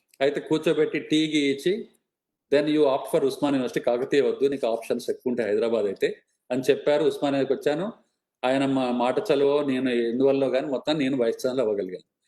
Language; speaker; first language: Telugu; native; Telugu